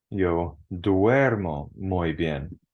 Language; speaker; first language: Spanish; non-native, fluent; English